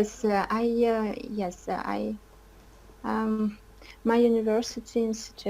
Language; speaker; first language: English; non-native, learner; Russian